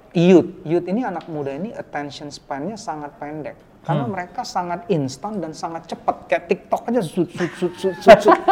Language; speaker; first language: Indonesian; native; Indonesian